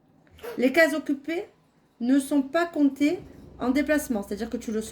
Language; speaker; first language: French; native; French